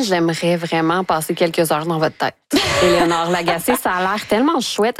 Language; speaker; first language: French; native; French